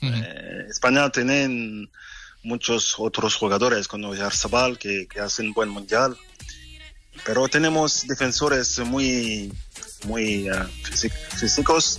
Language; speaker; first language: Spanish; non-native, fluent; French